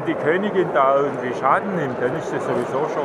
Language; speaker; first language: German; native; German